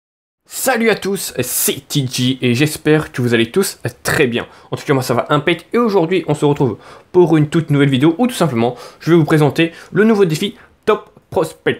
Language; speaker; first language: French; native; French